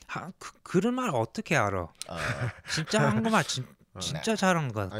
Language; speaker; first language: Korean; early bilingual, heritage; English